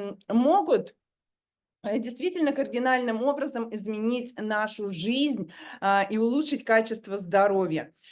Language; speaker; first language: Russian; native; Russian